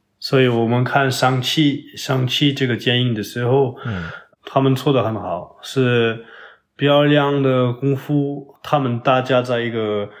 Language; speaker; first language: Chinese; non-native, fluent; French